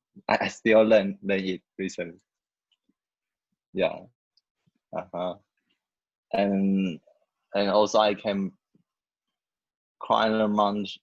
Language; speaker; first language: English; non-native, learner; Chinese